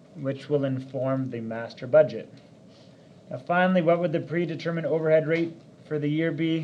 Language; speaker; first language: English; native; English